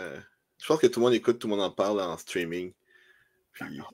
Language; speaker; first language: French; native; French